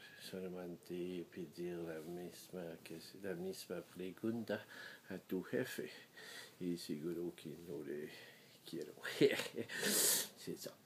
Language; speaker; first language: Spanish; non-native, learner; French